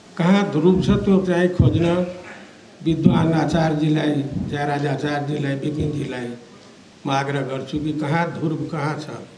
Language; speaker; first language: Nepali; non-native, local second language; Maithili